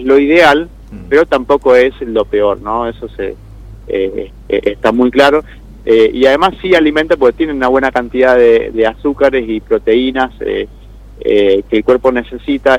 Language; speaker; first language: Spanish; native; Spanish